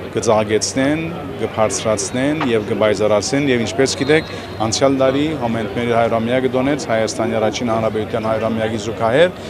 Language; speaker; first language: Armenian; early bilingual, heritage; Armenian